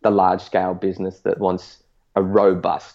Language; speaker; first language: English; native; English